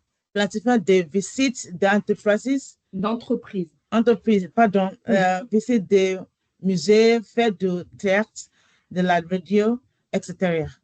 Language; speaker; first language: French; non-native, learner; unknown